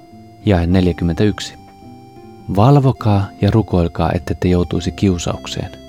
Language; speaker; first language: Finnish; native; Finnish